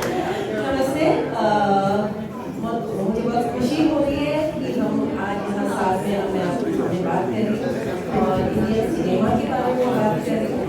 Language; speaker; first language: Hindi; non-native, local second language; Marathi